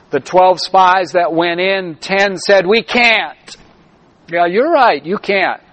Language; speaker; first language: English; native; English